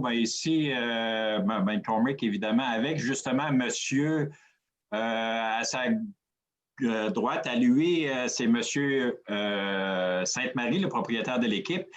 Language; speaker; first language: French; native; French